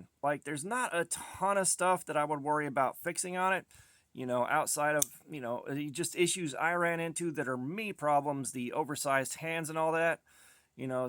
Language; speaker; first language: English; native; English